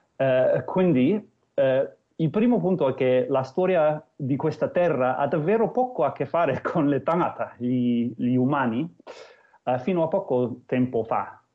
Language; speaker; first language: Italian; non-native, fluent; English